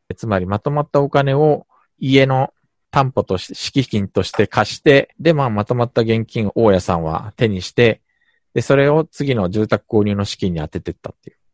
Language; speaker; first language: Japanese; native; Japanese